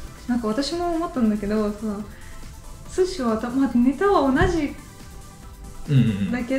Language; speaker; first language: Japanese; non-native, fluent; Russian